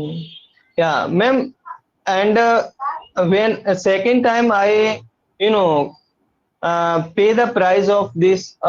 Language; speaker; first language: English; non-native, learner; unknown